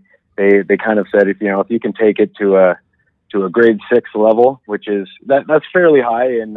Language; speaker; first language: English; native; English